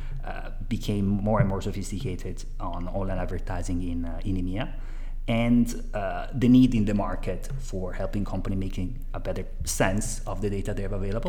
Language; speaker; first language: English; non-native, fluent; Italian